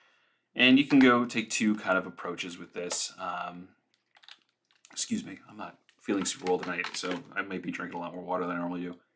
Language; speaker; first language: English; native; English